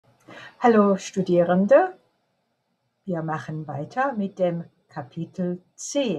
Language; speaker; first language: German; non-native, fluent; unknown